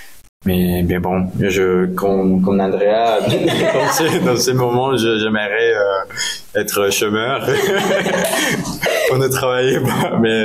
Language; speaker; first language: French; non-native, learner; Spanish